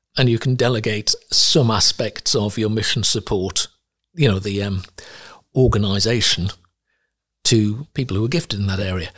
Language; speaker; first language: English; native; English